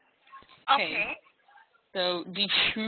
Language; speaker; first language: German; non-native, learner; Hebrew